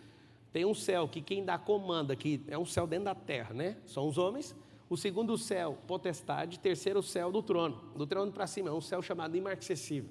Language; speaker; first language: Portuguese; native; Portuguese